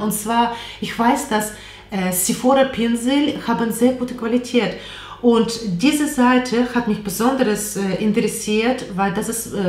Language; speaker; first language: German; non-native, learner; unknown